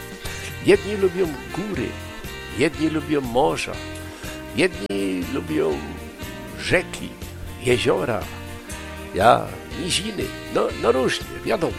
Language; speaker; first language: Polish; early bilingual, heritage; Polish